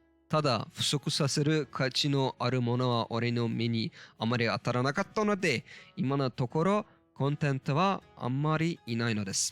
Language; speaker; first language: Japanese; non-native, learner; Turkish